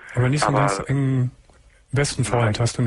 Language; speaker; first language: German; native; German